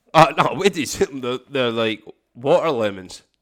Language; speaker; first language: English; native; English